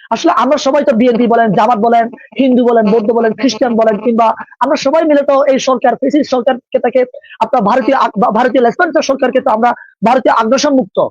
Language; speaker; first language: Bangla; non-native, local second language; Marma